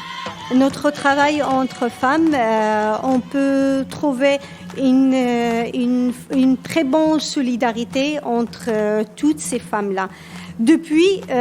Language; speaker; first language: French; non-native, local second language; Berber languages